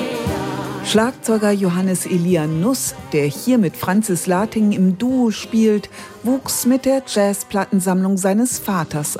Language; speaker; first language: German; native; German